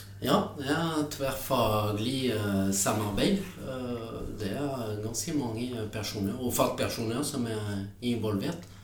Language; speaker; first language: Norwegian; non-native, fluent; French